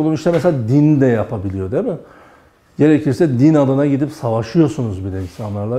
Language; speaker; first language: Turkish; native; Turkish